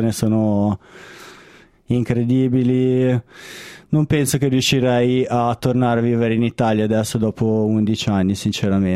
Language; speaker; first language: Italian; native; Italian